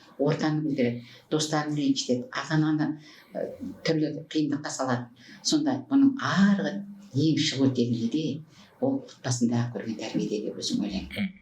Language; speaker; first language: Kazakh; native; Kazakh